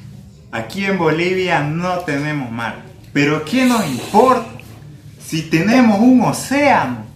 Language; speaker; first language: Spanish; native; Spanish